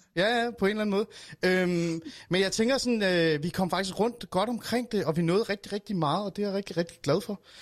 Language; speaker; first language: Danish; early bilingual, other home language; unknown